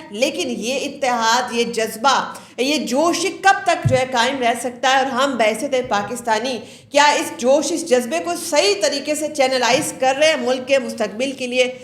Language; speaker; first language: Urdu; native; Urdu